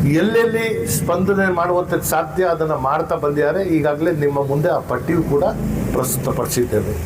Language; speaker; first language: Kannada; non-native, local second language; Urdu